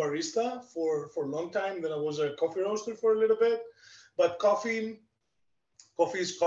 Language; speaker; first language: English; non-native, fluent; Greek